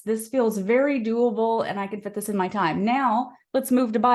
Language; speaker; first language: English; native; English